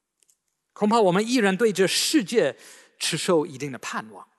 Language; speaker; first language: Chinese; native; Chinese